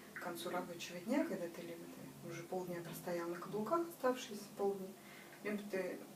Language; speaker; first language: Russian; native; Russian